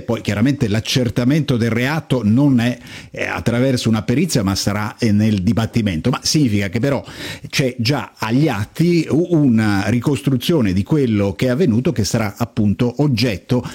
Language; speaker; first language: Italian; native; Italian